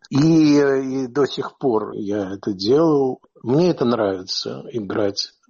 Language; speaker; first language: Russian; native; Russian